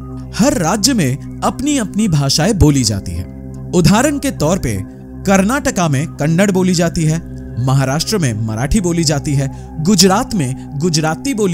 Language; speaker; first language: Hindi; non-native, local second language; Bangla